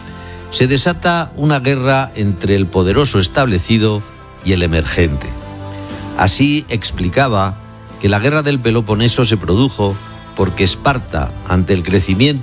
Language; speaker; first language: Spanish; native; Spanish